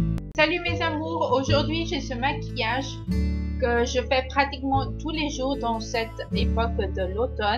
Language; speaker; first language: French; non-native, learner; Spanish